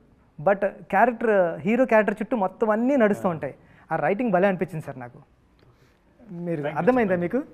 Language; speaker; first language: Telugu; native; Telugu